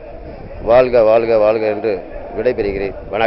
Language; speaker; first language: Tamil; native; Tamil